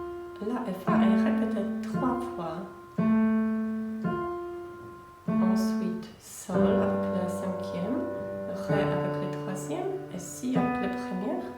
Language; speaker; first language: French; non-native, fluent; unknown